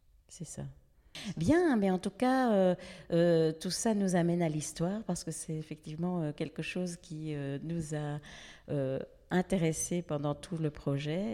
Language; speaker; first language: French; native; French